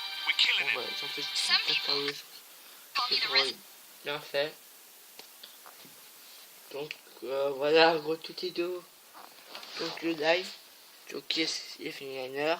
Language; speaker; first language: French; native; French